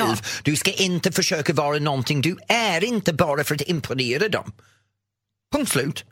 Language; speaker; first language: Swedish; non-native, fluent; English